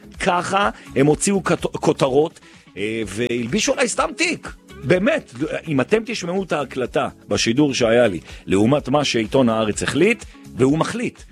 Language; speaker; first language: Hebrew; native; Hebrew